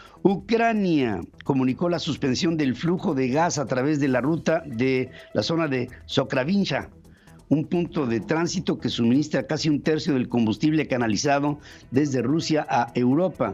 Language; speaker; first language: Spanish; native; Spanish